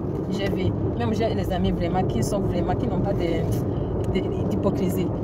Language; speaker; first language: French; non-native, learner; Kinyarwanda